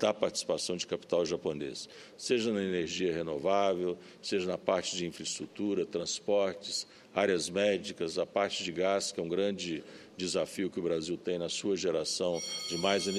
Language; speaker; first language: Portuguese; native; Portuguese